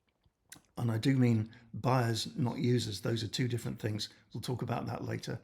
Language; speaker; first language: English; native; English